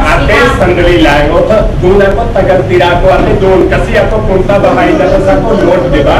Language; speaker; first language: Filipino; non-native, learner; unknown